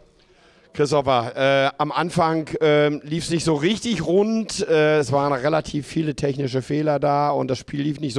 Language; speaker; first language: German; native; German